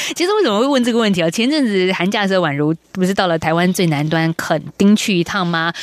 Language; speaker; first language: Chinese; native; Chinese